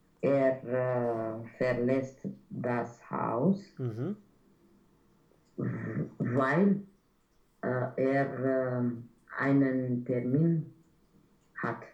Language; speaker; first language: German; non-native, learner; Romanian